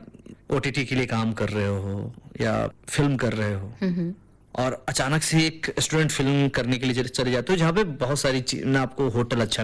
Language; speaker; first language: Hindi; non-native, local second language; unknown